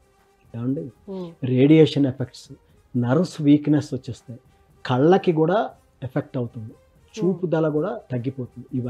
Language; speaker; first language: Telugu; native; Telugu